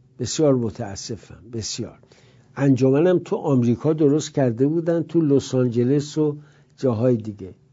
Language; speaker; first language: Persian; native; Persian